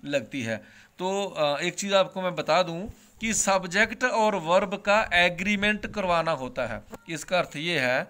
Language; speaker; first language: Hindi; non-native, local second language; Punjabi